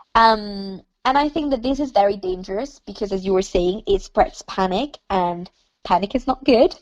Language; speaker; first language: English; non-native, fluent; Italian